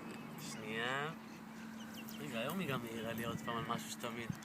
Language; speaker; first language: Hebrew; native; Hebrew